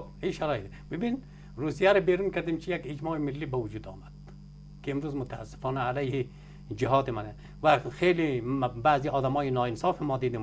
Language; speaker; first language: Persian; native; Persian